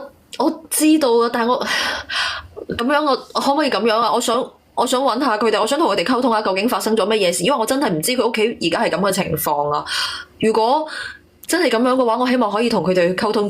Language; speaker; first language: Cantonese; native; Cantonese